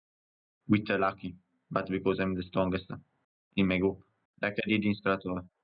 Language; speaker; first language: English; non-native, learner; Italian